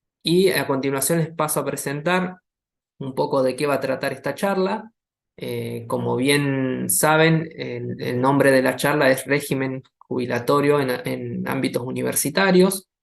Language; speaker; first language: Spanish; native; Spanish